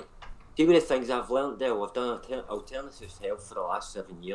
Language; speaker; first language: English; native; English